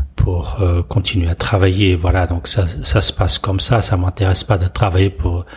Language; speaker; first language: French; non-native, fluent; Portuguese